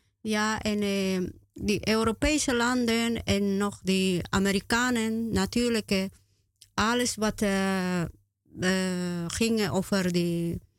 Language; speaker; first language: Dutch; non-native, learner; Spanish